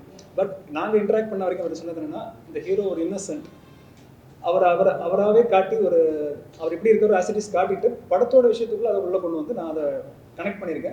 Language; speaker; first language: Tamil; native; Tamil